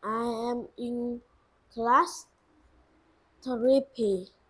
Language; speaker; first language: English; non-native, learner; Vietnamese